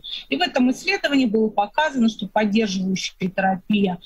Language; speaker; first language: Russian; native; Russian